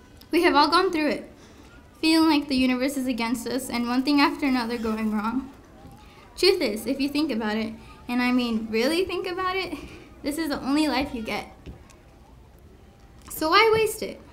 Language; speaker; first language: English; early bilingual, other home language; Spanish